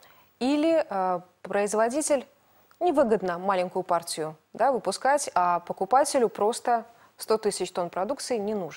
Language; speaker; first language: Russian; native; Russian